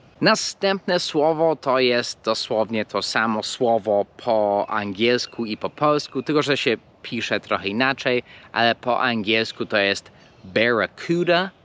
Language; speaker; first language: Polish; early bilingual, heritage; English